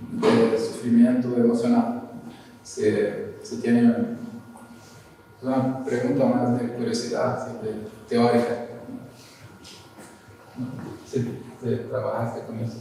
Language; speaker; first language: Spanish; non-native, learner; Portuguese